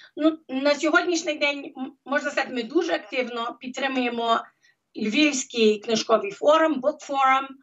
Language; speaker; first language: Ukrainian; early bilingual, heritage; Ukrainian